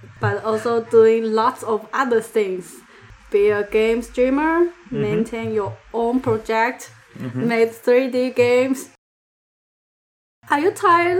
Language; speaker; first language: English; non-native, learner; Chinese